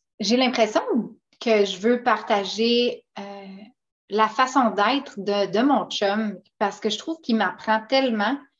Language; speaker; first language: French; native; French